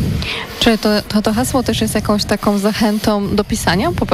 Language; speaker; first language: Polish; native; Polish